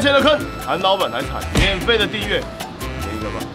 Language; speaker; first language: Chinese; native; Chinese